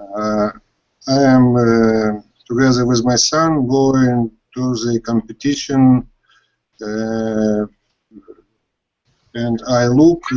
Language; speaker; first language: English; non-native, learner; Russian